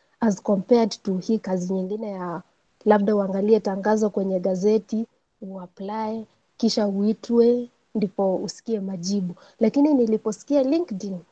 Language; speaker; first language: Swahili; non-native, local second language; Gusii